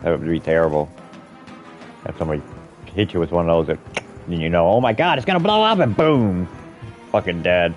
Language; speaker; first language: English; native; English